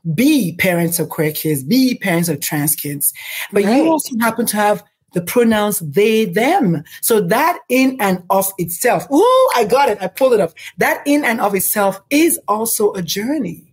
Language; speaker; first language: English; non-native, local second language; Igbo